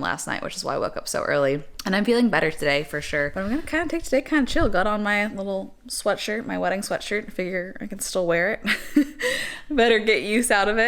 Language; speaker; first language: English; native; English